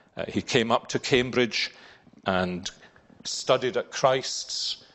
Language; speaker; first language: English; native; English